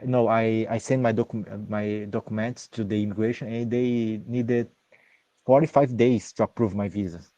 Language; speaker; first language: English; non-native, learner; Portuguese